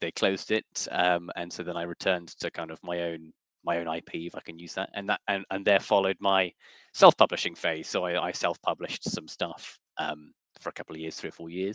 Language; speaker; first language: English; native; English